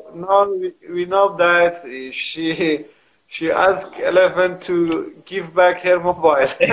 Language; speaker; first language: English; non-native, learner; Kurdish